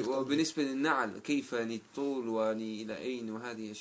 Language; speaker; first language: Arabic; non-native, learner; German